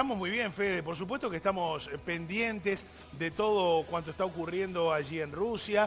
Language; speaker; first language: Spanish; native; Spanish